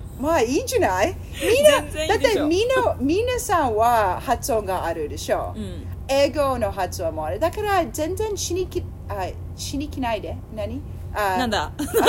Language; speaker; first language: Japanese; non-native, learner; English